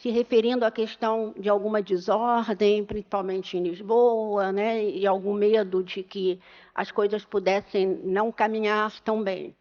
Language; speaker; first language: Portuguese; native; Portuguese